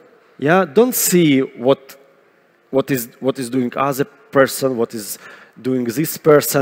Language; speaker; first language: English; non-native, fluent; Russian